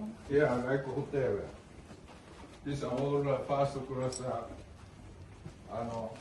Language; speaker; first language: English; non-native, learner; Japanese